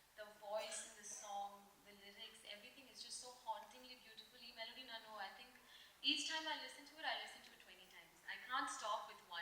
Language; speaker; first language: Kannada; non-native, local second language; Tamil